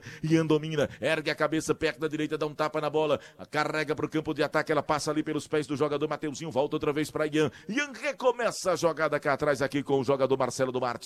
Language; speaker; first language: Portuguese; native; Portuguese